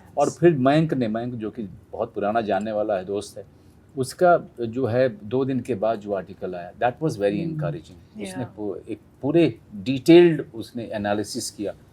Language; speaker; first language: Hindi; native; Hindi